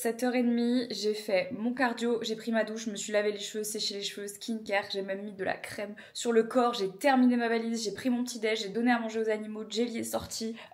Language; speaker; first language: French; native; French